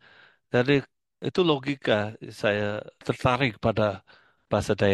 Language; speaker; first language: Indonesian; non-native, fluent; English